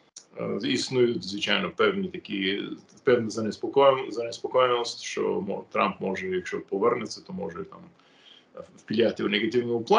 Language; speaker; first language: Ukrainian; non-native, fluent; English